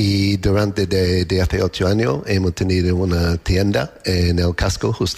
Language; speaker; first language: Spanish; non-native, fluent; English